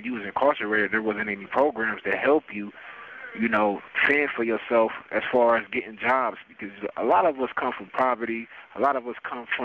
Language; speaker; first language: English; native; English